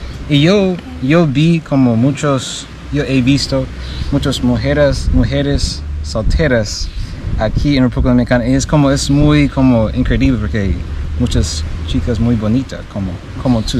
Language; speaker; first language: Spanish; non-native, learner; English